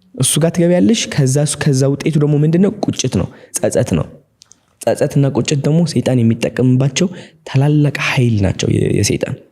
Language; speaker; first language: Amharic; non-native, local second language; Tigrinya